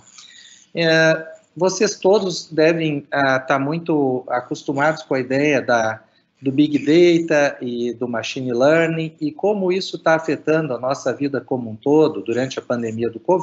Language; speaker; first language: Portuguese; native; Portuguese